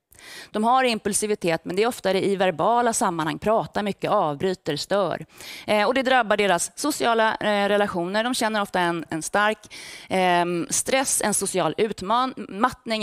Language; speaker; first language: Swedish; native; Swedish